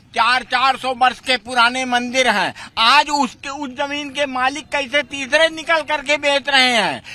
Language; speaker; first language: Hindi; native; Hindi